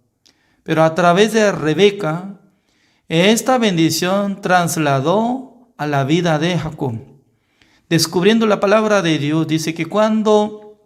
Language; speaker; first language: Spanish; non-native, learner; Korean